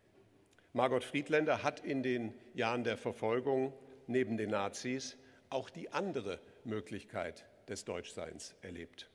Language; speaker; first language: German; native; German